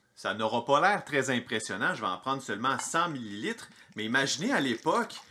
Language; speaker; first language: French; native; French